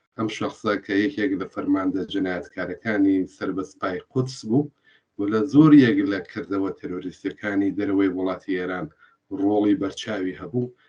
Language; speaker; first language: Central Kurdish; native; Central Kurdish